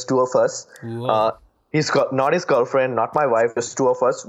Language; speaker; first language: English; non-native, local second language; Gujarati